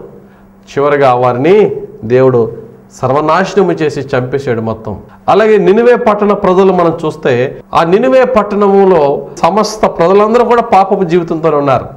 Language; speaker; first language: Telugu; native; Telugu